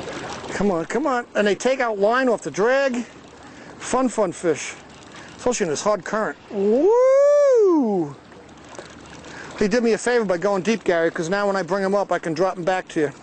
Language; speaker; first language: English; native; English